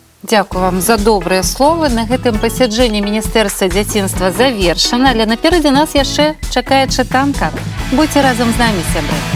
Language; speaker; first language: Belarusian; native; Belarusian